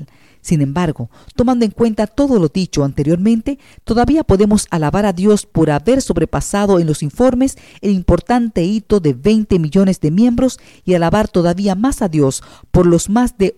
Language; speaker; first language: Spanish; native; Spanish